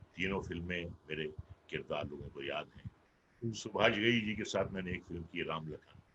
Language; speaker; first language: Hindi; native; Hindi